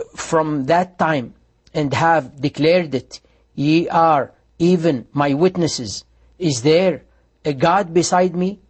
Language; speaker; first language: English; non-native, fluent; Arabic